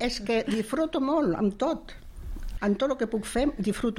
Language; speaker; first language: Catalan; non-native, local second language; Spanish